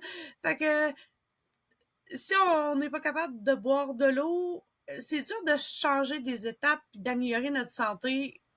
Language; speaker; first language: French; native; French